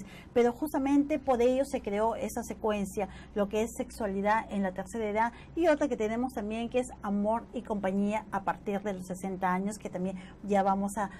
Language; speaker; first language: Spanish; native; Spanish